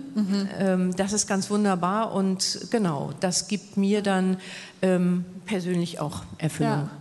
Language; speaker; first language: German; native; German